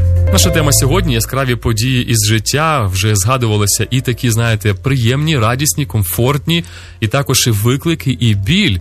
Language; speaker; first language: Ukrainian; native; Ukrainian